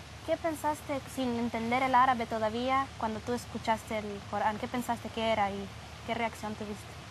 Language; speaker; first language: Spanish; non-native, fluent; Arabic